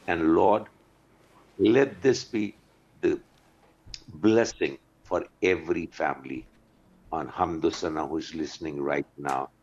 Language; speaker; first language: English; non-native, local second language; Urdu